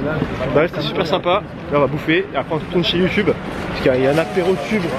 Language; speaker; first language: French; native; French